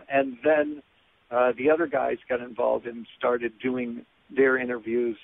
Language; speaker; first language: English; native; English